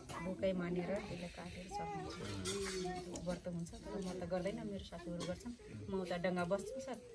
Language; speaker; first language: Nepali; non-native, local second language; Rana Tharu